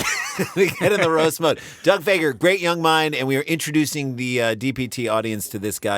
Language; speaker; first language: English; native; English